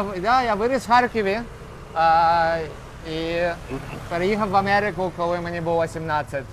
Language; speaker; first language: Ukrainian; non-native, local second language; Russian